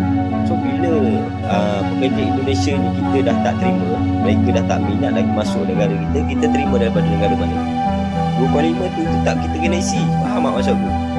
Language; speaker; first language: Malay; native; Malay